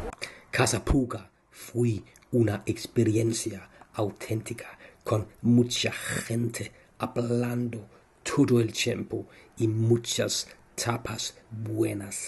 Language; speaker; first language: Spanish; non-native, learner; Danish